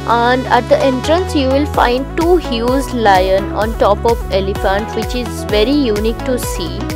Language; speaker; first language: English; non-native, local second language; Odia